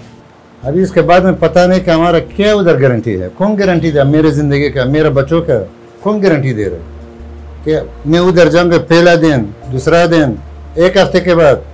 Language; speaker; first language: Hindi; non-native, fluent; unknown